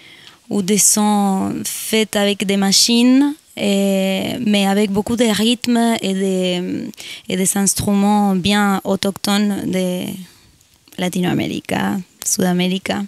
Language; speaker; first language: French; non-native, fluent; Spanish